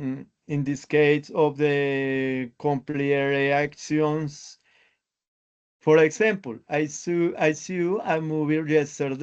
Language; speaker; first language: English; non-native, learner; Spanish